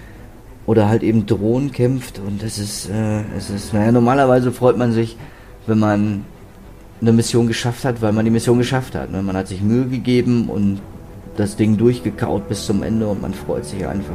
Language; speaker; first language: German; native; German